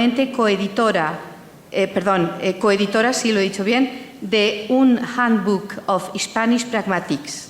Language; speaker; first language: Spanish; native; Spanish